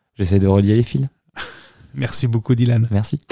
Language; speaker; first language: French; early bilingual, other home language; Arabic